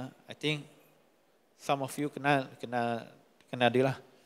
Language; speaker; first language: English; non-native, local second language; Malay